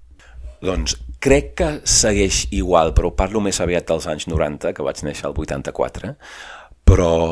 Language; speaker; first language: Catalan; non-native, fluent; English